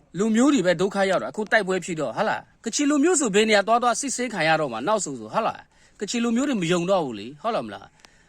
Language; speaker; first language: Burmese; non-native, local second language; Kachin